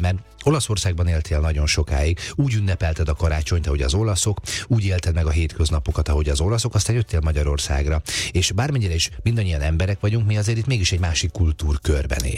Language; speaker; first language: Hungarian; native; Hungarian